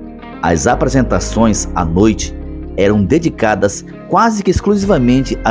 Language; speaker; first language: Portuguese; native; Portuguese